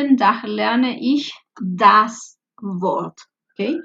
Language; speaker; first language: German; non-native, fluent; Spanish